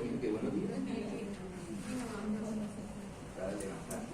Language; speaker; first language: Spanish; native; Spanish